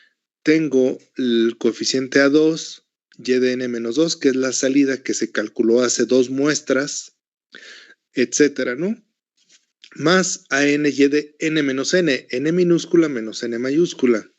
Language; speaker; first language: Spanish; native; Spanish